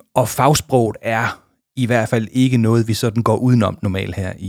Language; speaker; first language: Danish; native; Danish